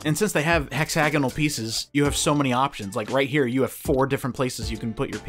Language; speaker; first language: English; native; English